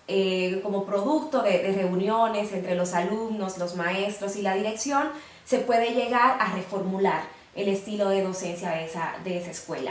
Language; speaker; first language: Spanish; native; Spanish